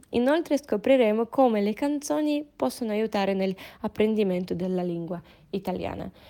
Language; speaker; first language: Italian; non-native, fluent; Russian